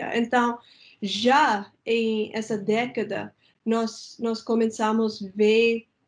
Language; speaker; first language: Portuguese; non-native, fluent; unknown